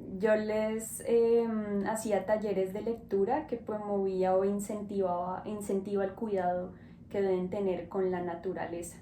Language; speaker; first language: Spanish; native; Spanish